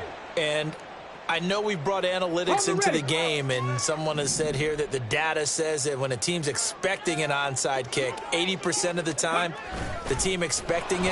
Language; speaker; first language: English; native; English